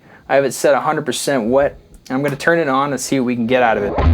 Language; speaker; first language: English; native; English